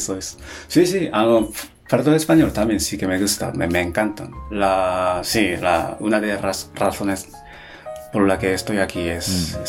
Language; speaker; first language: Spanish; non-native, fluent; Japanese